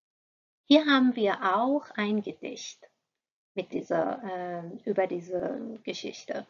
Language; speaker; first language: German; non-native, fluent; Persian